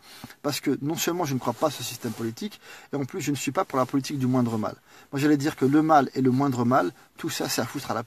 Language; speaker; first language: French; native; French